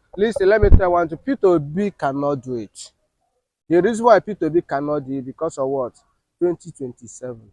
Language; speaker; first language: Nigerian Pidgin; non-native, local second language; Igbo